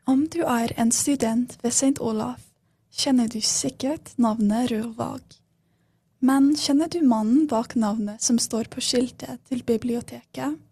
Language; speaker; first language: Norwegian; non-native, learner; English